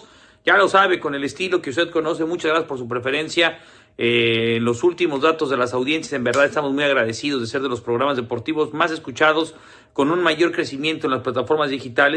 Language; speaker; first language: Spanish; native; Spanish